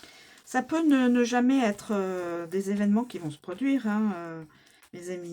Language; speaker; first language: French; native; French